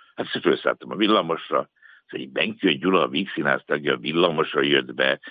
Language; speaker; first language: Hungarian; native; Hungarian